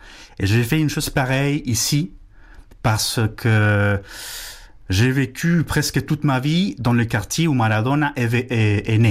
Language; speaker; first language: French; non-native, fluent; Spanish